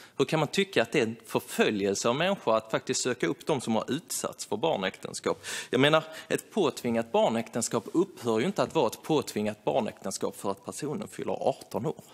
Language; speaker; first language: Swedish; native; Swedish